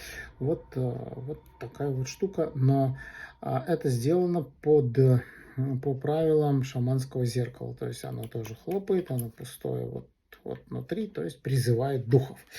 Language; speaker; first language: Russian; native; Russian